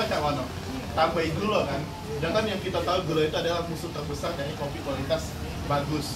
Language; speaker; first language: Indonesian; native; Indonesian